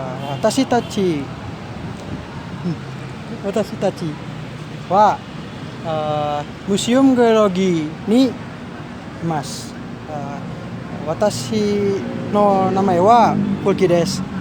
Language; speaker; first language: Japanese; non-native, learner; Indonesian